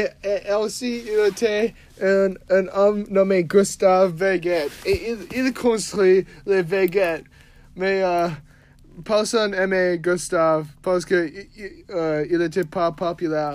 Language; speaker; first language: French; non-native, learner; English